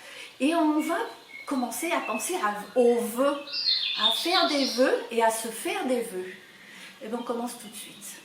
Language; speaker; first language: French; native; French